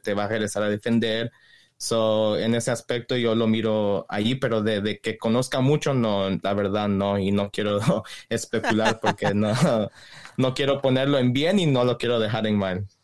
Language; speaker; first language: Spanish; early bilingual, heritage; Spanish